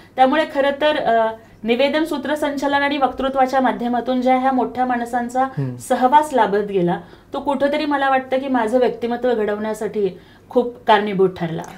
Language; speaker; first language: Marathi; non-native, local second language; Telugu